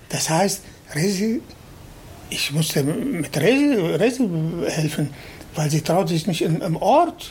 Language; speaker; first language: German; non-native, fluent; Arabic